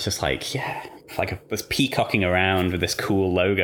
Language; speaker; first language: English; native; English